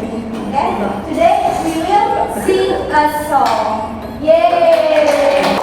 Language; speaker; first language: English; non-native, learner; Indonesian